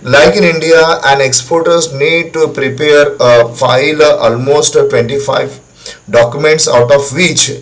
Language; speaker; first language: English; non-native, local second language; Marathi